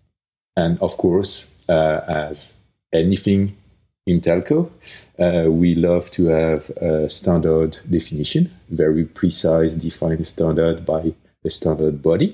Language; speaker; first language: English; non-native, fluent; French